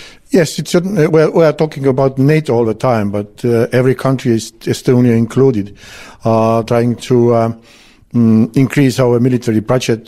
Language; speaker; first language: English; non-native, fluent; Estonian